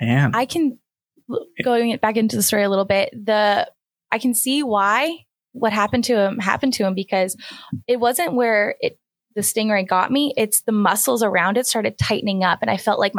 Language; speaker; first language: English; native; English